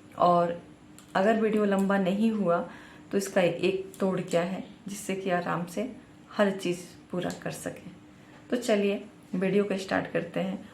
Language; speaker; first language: Hindi; native; Hindi